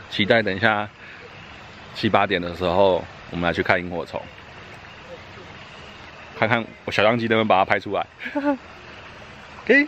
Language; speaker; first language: Chinese; native; Chinese